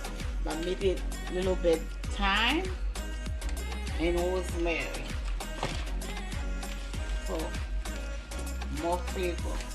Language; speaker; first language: English; non-native, learner; Haitian Creole